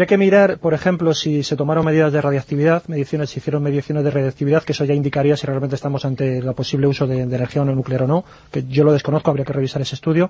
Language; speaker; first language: Spanish; native; Spanish